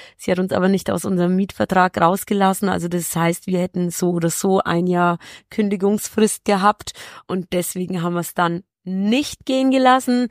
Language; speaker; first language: German; early bilingual, other home language; Polish